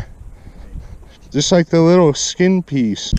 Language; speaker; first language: English; native; English